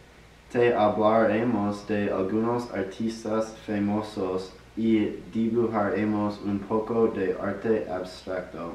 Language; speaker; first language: Spanish; non-native, learner; English